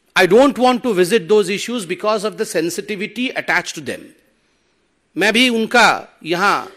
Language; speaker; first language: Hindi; non-native, local second language; Odia